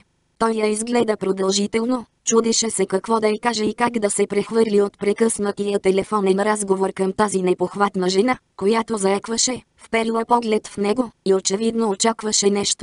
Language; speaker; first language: Bulgarian; native; Bulgarian